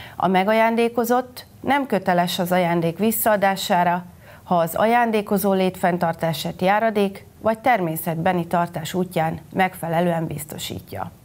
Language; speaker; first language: Hungarian; native; Hungarian